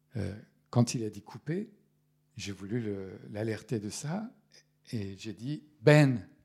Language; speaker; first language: French; non-native, fluent; Persian